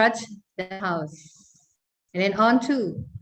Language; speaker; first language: English; non-native, learner; Indonesian